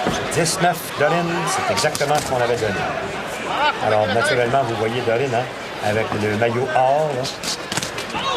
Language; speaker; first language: French; native; French